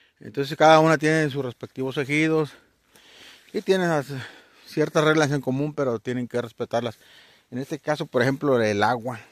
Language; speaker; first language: Spanish; native; Spanish